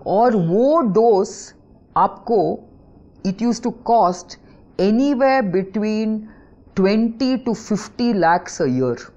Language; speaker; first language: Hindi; non-native, local second language; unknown